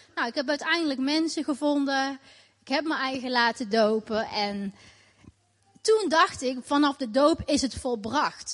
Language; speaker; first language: Dutch; native; Dutch